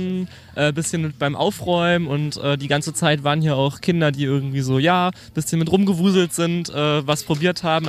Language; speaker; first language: German; native; German